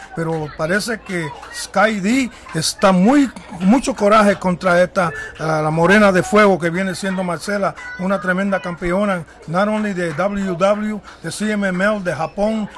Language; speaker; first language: Spanish; early bilingual, heritage; Spanish